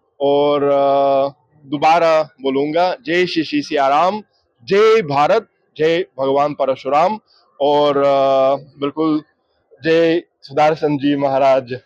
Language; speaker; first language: Hindi; non-native, fluent; Russian